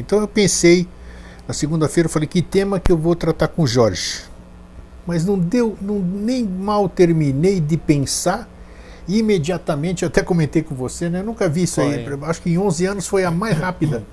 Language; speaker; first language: Portuguese; native; Portuguese